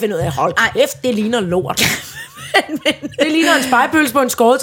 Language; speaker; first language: Danish; native; Danish